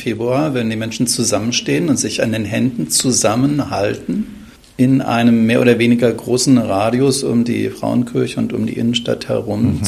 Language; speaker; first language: German; native; German